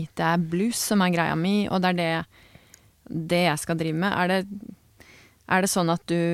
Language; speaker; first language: Norwegian; native; Norwegian